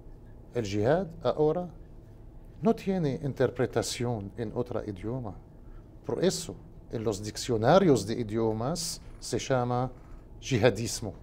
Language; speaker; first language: Spanish; non-native, learner; Arabic